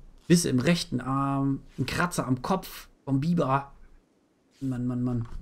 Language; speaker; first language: German; native; German